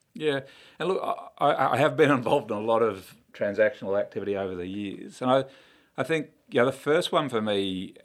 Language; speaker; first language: English; native; English